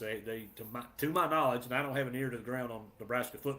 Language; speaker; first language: English; native; English